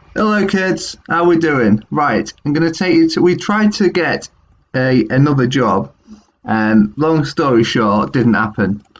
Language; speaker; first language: English; native; English